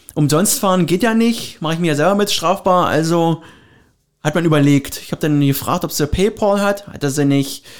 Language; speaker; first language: German; native; German